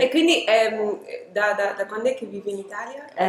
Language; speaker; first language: Italian; non-native, fluent; English